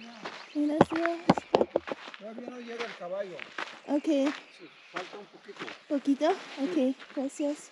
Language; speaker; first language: Spanish; non-native, learner; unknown